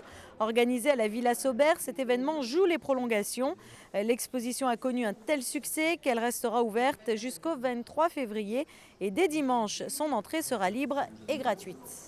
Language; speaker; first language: French; native; French